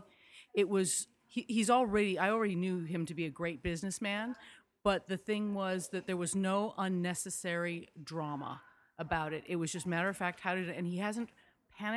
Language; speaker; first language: English; native; English